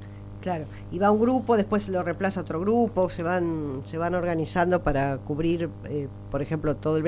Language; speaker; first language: Spanish; native; Spanish